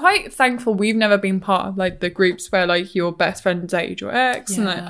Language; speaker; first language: English; native; English